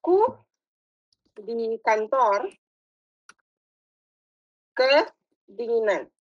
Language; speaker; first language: Indonesian; non-native, fluent; English